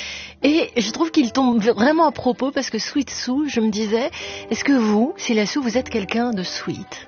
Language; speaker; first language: French; native; French